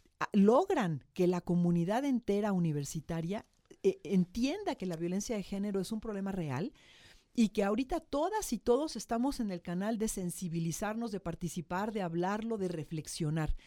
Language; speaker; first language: Spanish; native; Spanish